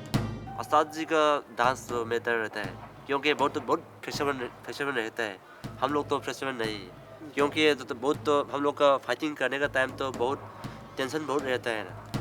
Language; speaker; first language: Hindi; non-native, local second language; Manipuri